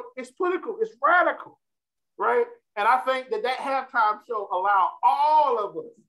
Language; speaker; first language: English; native; English